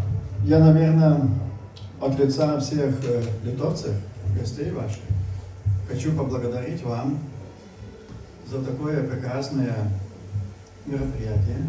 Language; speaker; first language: Russian; non-native, fluent; Lithuanian